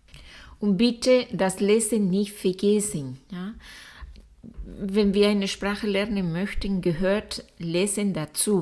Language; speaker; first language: German; non-native, fluent; Spanish